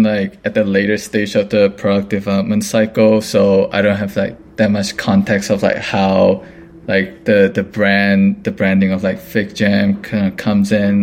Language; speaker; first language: English; non-native, local second language; Cantonese